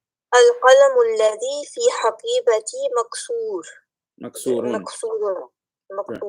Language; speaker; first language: Arabic; non-native, learner; English